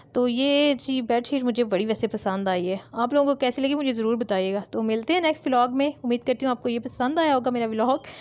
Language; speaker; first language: Hindi; native; Hindi